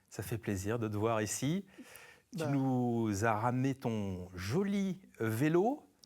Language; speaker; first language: French; native; French